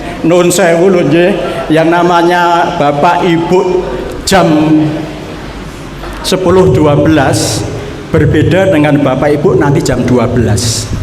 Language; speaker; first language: Indonesian; native; Indonesian